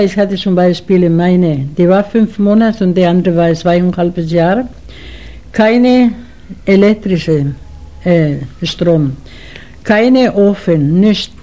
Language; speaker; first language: German; non-native, learner; Spanish